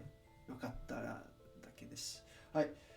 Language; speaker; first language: Japanese; non-native, learner; English